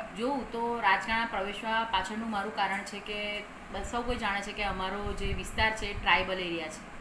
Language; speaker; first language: Gujarati; non-native, local second language; Rathawi